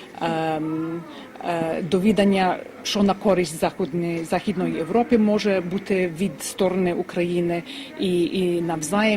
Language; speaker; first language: Ukrainian; early bilingual, heritage; Ukrainian